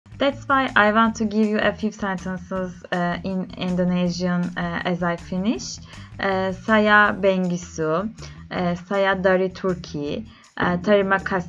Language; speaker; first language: English; non-native, learner; Turkish